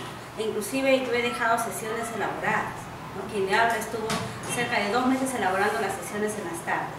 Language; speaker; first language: Spanish; native; Spanish